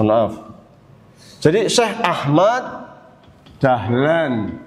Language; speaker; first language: Indonesian; native; Indonesian